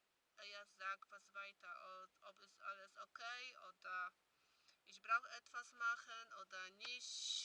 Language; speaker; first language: German; non-native, learner; Polish